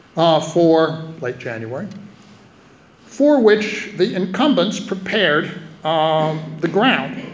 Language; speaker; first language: English; native; English